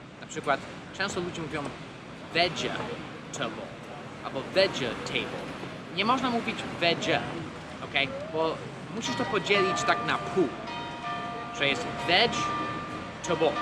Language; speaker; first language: Polish; non-native, fluent; English